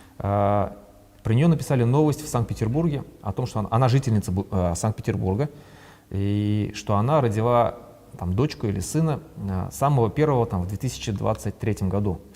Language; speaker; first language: Russian; non-native, local second language; Bashkir